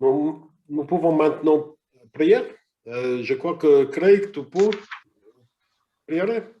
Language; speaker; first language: French; non-native, learner; English